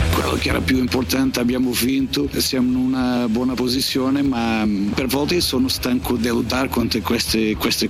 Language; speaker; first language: Italian; non-native, fluent; Portuguese